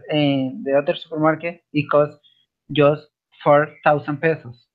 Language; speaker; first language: English; non-native, learner; Spanish